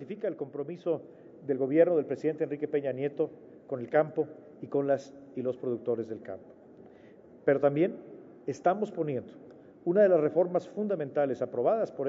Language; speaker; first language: Spanish; native; Spanish